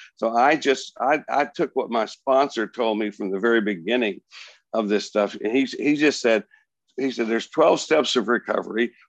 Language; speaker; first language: English; native; English